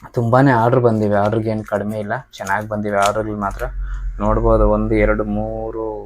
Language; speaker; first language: Kannada; non-native, local second language; Telugu